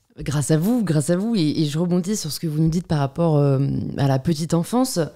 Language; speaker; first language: French; native; French